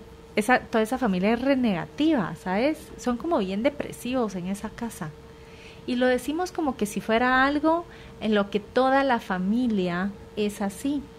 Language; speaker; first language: Spanish; native; Spanish